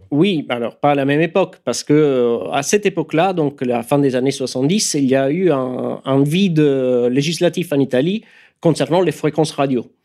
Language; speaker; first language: French; non-native, fluent; Italian